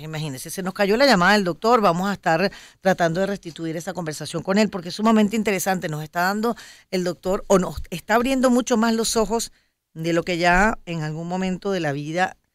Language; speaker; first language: Spanish; native; Spanish